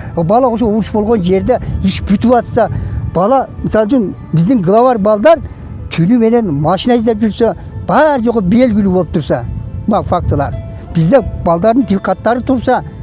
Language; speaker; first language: Kyrgyz; native; Kyrgyz